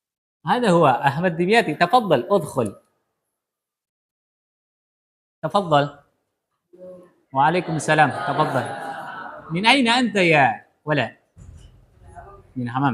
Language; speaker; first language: Arabic; non-native, fluent; Indonesian